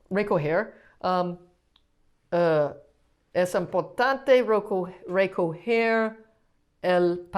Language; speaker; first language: Spanish; non-native, learner; English